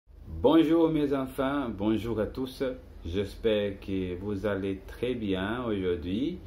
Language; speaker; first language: French; non-native, learner; Portuguese